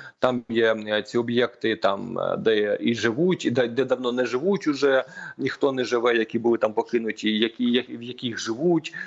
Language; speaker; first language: Ukrainian; non-native, local second language; Russian